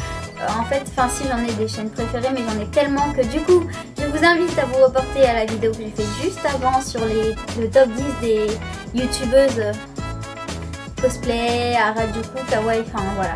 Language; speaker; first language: French; native; French